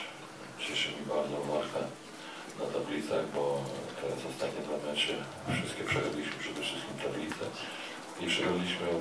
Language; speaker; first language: Polish; non-native, fluent; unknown